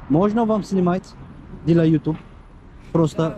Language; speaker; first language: Russian; non-native, learner; Turkish